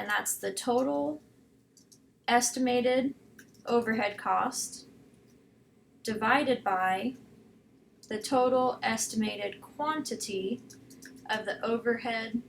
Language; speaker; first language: English; native; English